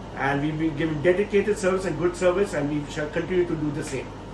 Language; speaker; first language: English; non-native, local second language; Bangla